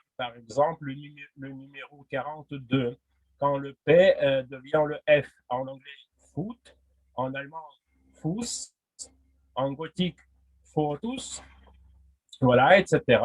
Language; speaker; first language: French; non-native, fluent; Russian